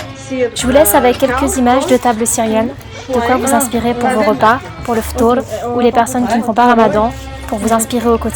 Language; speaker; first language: French; native; French